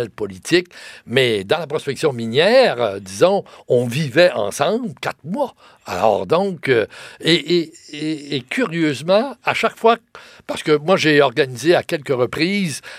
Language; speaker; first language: French; native; French